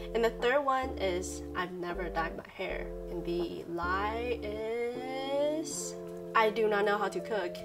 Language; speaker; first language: English; non-native, fluent; Chinese